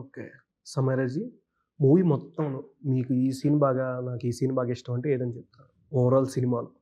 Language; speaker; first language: Telugu; native; Telugu